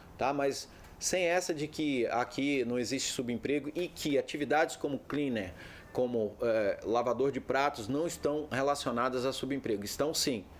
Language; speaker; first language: Portuguese; native; Portuguese